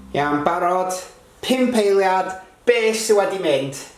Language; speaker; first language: Welsh; non-native, local second language; English